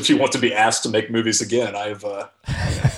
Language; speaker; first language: English; native; English